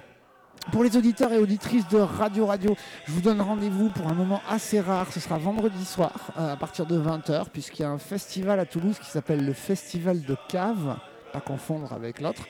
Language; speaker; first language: French; native; French